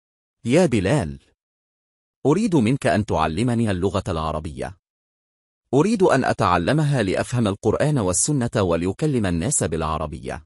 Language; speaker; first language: Arabic; non-native, fluent; Bangla